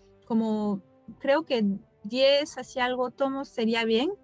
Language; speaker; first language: Spanish; non-native, fluent; French